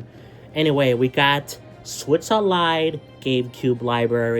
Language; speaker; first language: English; native; English